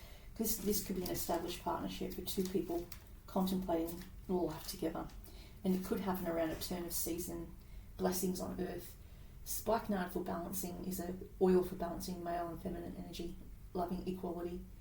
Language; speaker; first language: English; native; English